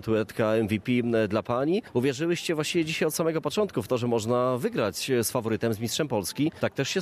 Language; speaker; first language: Polish; native; Polish